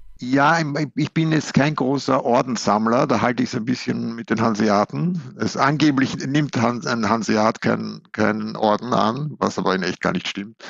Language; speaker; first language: German; native; German